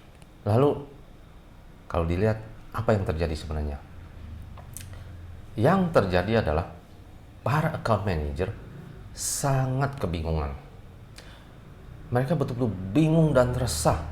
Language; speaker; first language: Indonesian; native; Indonesian